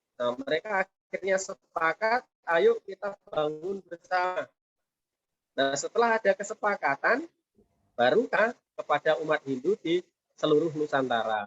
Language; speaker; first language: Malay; non-native, local second language; Javanese